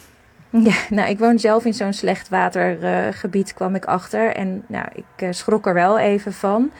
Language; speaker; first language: Dutch; native; Dutch